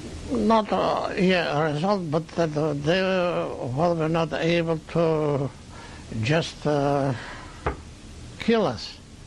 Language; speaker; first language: English; non-native, learner; Russian